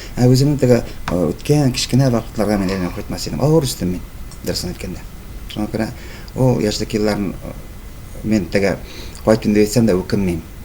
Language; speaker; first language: Tatar; native; Tatar